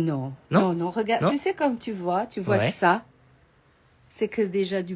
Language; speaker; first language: French; native; French